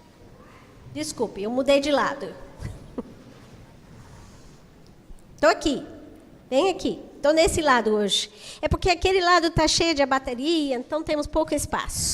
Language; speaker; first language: Portuguese; non-native, fluent; English